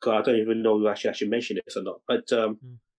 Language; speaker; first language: English; non-native, local second language; Cantonese